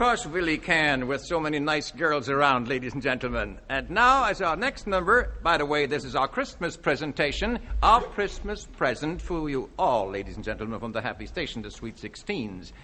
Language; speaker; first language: English; non-native, fluent; Dutch